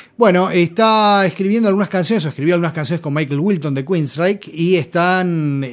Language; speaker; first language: Spanish; native; Spanish